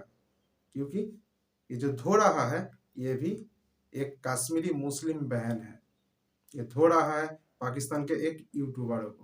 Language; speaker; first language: Hindi; non-native, local second language; Bangla